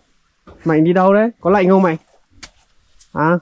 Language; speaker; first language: Vietnamese; native; Vietnamese